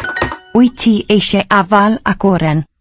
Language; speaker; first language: Welsh; non-native, learner; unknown